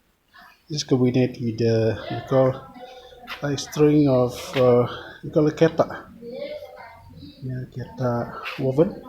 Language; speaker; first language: English; non-native, learner; Indonesian